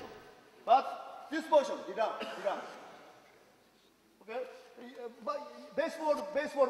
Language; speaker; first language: English; non-native, learner; Japanese